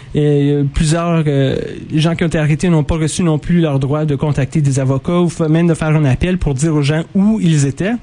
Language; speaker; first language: French; native; French